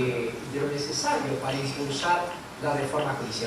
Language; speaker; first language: Spanish; native; Spanish